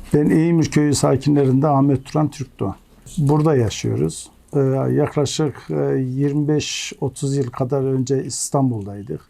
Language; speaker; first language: Turkish; non-native, local second language; Kurdish